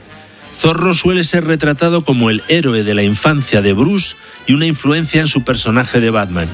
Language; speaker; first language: Spanish; native; Spanish